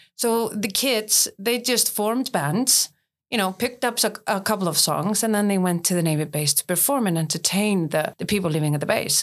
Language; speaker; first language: English; non-native, fluent; Icelandic